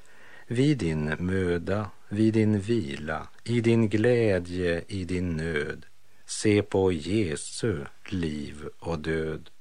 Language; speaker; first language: Swedish; native; Swedish